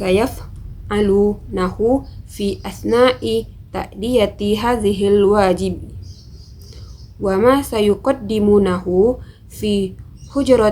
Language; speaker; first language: Arabic; non-native, learner; Indonesian